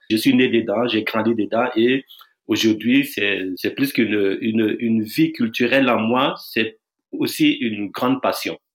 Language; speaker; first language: French; non-native, local second language; Dyula